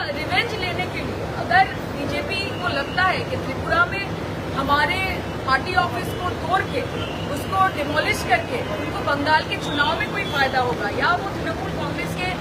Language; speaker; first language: Hindi; non-native, local second language; Bangla